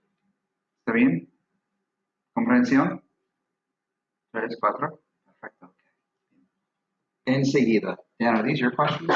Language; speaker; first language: Spanish; non-native, fluent; English